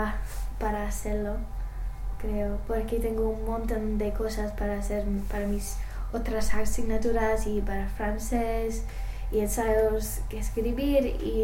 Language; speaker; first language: Spanish; non-native, learner; English